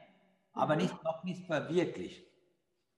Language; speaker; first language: German; non-native, fluent; Sinhala